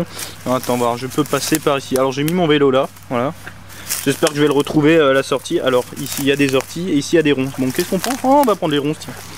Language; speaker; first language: French; native; French